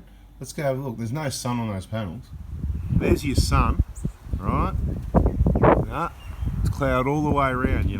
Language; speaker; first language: English; native; English